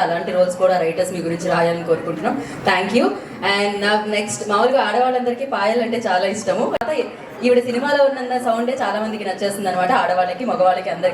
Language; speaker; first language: Telugu; native; Telugu